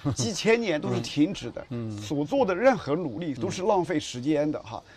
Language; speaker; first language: Chinese; native; Chinese